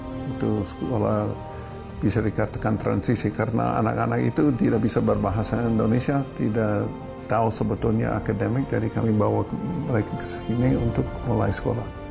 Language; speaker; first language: Indonesian; non-native, fluent; English